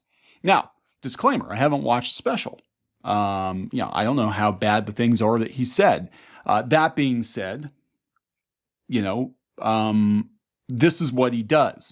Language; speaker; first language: English; native; English